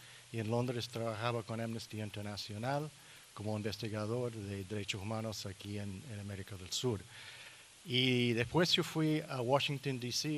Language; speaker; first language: Spanish; non-native, learner; English